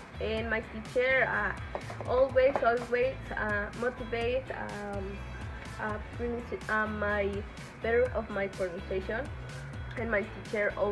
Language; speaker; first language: English; non-native, learner; Spanish